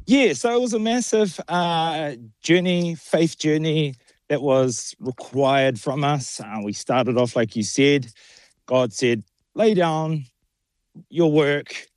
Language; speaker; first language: English; native; English